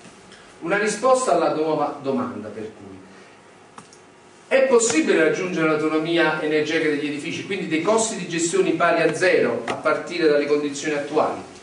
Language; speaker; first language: Italian; native; Italian